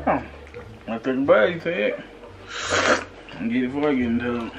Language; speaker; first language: English; native; English